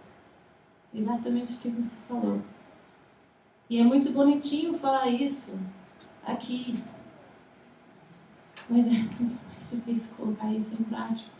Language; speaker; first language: Portuguese; non-native, fluent; English